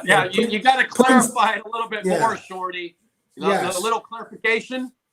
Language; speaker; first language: English; native; English